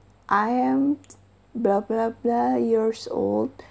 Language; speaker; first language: English; non-native, learner; Indonesian